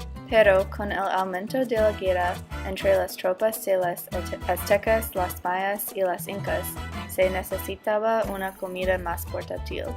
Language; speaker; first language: Spanish; non-native, learner; English